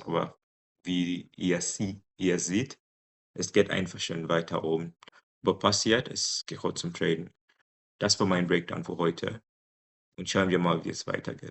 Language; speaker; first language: German; non-native, fluent; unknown